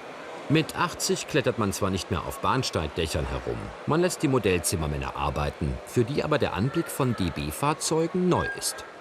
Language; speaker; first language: German; native; German